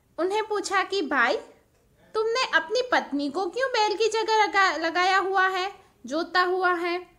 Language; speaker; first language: Hindi; non-native, local second language; Gujarati